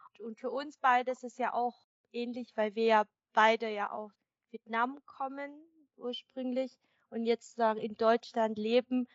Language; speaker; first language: German; early bilingual, other home language; Vietnamese